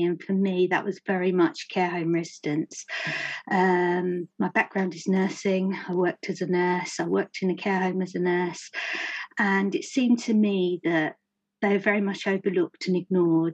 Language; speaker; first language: English; native; English